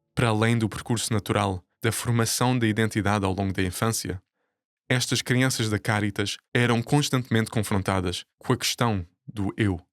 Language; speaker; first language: Portuguese; native; Portuguese